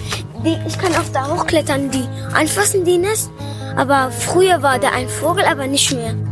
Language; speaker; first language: German; early bilingual, other home language; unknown